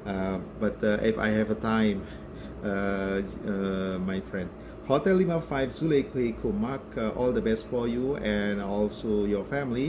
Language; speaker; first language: English; non-native, learner; Indonesian